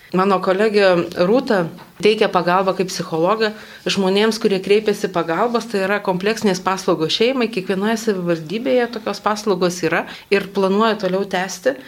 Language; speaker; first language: Lithuanian; native; Lithuanian